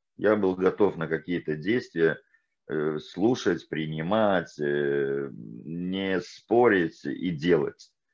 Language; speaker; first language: Russian; native; Russian